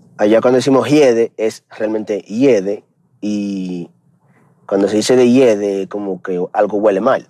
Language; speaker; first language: Spanish; native; Spanish